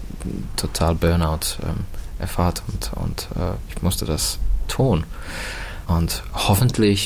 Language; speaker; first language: German; non-native, fluent; Finnish